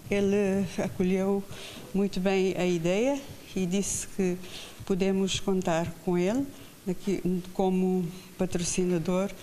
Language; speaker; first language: Portuguese; non-native, local second language; Kabuverdianu